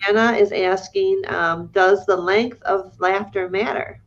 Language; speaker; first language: English; native; English